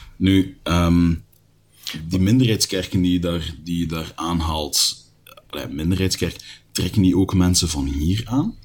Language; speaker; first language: Dutch; native; Dutch